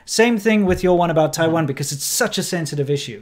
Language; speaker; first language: English; native; English